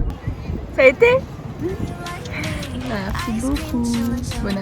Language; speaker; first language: French; native; French